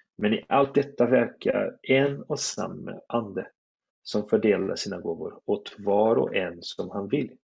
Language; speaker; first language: Swedish; non-native, fluent; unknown